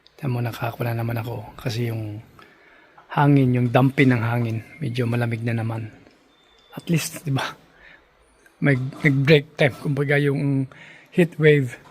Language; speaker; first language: Filipino; native; Filipino